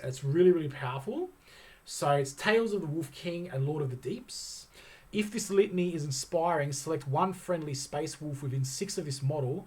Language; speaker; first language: English; native; English